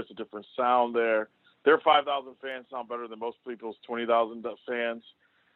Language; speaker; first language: English; native; English